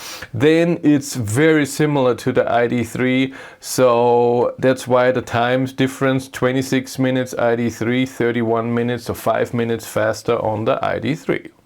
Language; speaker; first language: English; non-native, fluent; German